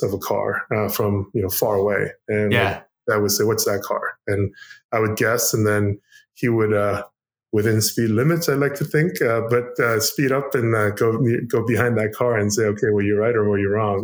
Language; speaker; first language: English; non-native, fluent; Korean